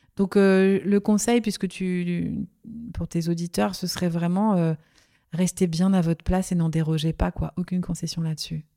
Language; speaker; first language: French; native; French